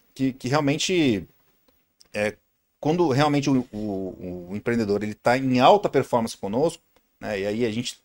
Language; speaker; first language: Portuguese; native; Portuguese